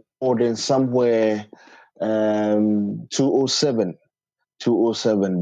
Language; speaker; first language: English; non-native, local second language; Ewe